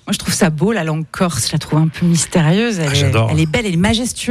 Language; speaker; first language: French; native; French